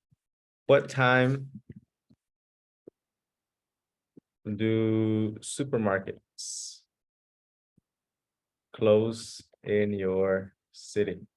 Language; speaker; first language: English; early bilingual, other home language; Spanish